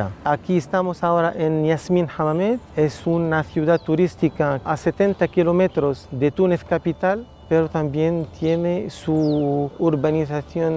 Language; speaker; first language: Spanish; non-native, fluent; Arabic